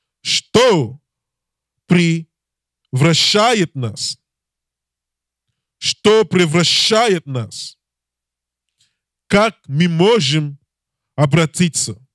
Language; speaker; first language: Russian; non-native, learner; English